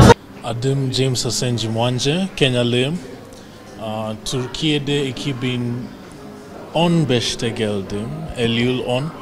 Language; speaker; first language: Turkish; non-native, fluent; Swahili